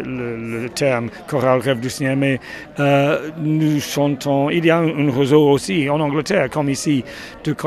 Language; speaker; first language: French; non-native, learner; English